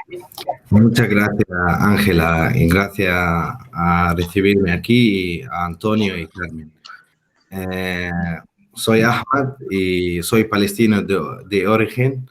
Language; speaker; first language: Spanish; non-native, fluent; Arabic